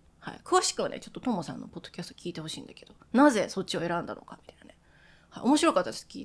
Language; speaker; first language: Japanese; native; Japanese